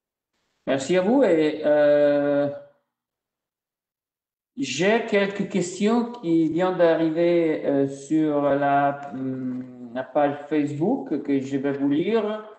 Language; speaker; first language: French; non-native, fluent; Italian